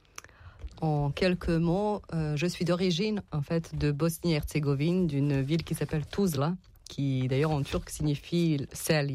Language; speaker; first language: French; non-native, fluent; Serbian